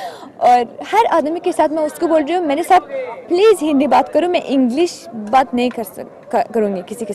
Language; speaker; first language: Hindi; non-native, learner; Persian